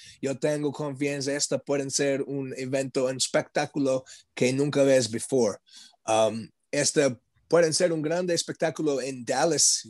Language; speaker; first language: Spanish; non-native, learner; English